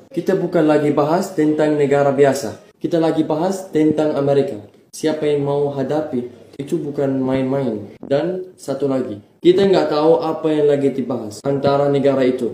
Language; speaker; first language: Indonesian; non-native, fluent; Arabic